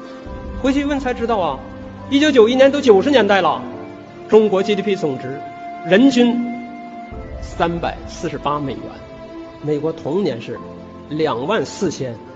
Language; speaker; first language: Chinese; native; Chinese